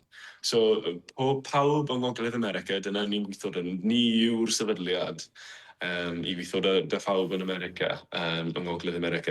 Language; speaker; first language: Welsh; non-native, fluent; English